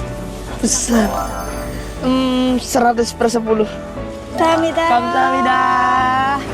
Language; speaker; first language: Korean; non-native, learner; Indonesian